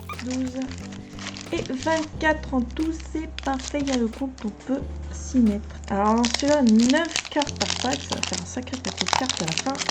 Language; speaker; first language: French; native; French